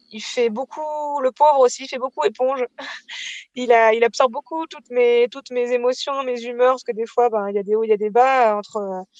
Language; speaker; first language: French; native; French